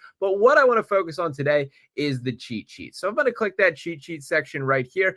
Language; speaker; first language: English; native; English